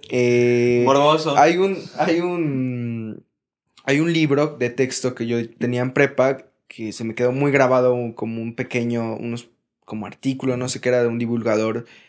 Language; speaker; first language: Spanish; native; Spanish